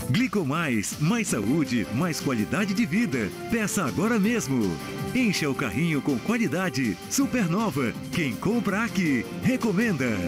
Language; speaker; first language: Portuguese; native; Portuguese